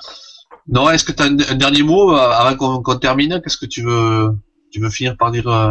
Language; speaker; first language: French; native; French